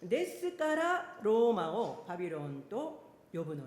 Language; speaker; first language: Japanese; non-native, fluent; Korean